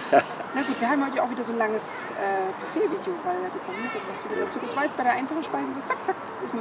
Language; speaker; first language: German; native; German